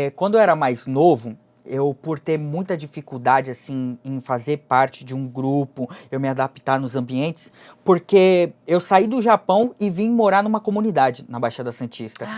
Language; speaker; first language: Portuguese; early bilingual, other home language; Japanese